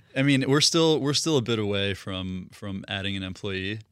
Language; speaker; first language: English; early bilingual, other home language; Russian